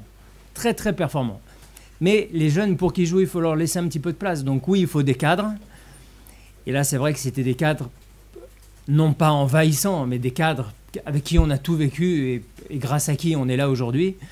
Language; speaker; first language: French; native; French